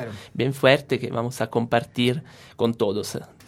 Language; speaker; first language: Spanish; non-native, fluent; Italian